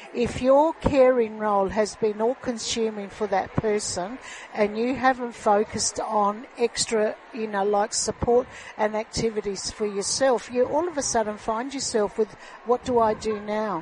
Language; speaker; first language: English; early bilingual, other home language; Italian